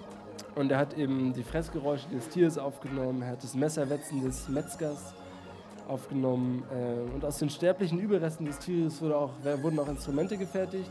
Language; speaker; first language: German; native; German